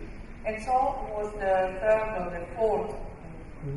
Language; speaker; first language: English; non-native, fluent; Italian